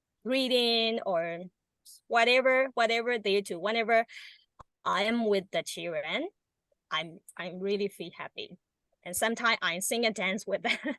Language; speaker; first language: English; non-native, learner; Burmese